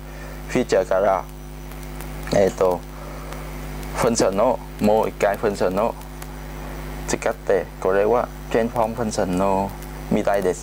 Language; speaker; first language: Japanese; non-native, learner; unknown